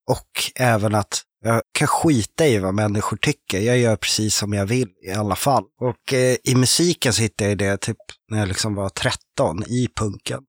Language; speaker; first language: Swedish; non-native, fluent; French